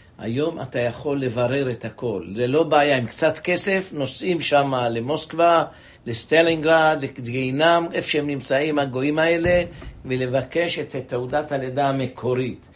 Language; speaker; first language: Hebrew; native; Hebrew